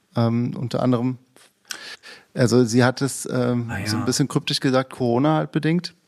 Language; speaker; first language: German; native; German